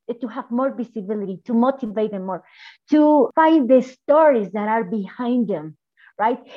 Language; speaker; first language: English; non-native, fluent; Spanish